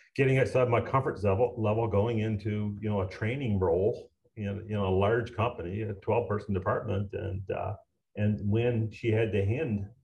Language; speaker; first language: English; native; English